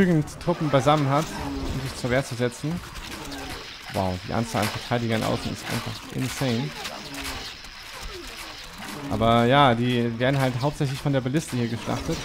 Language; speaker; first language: German; native; German